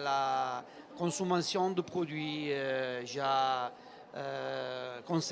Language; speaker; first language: French; non-native, learner; Italian